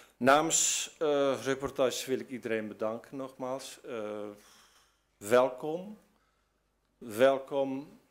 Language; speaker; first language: Dutch; early bilingual, other home language; Turkish